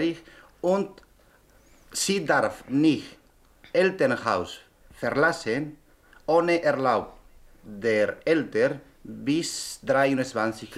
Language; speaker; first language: German; non-native, learner; Spanish